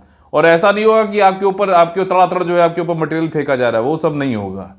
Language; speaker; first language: Hindi; native; Hindi